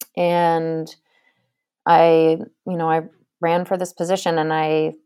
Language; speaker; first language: English; native; English